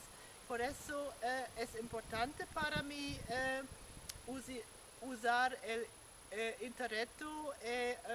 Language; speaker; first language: Spanish; non-native, learner; German